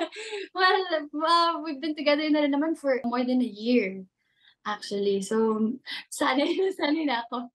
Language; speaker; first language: Filipino; native; Filipino